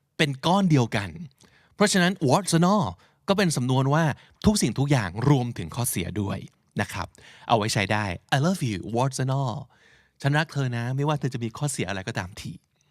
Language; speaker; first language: Thai; native; Thai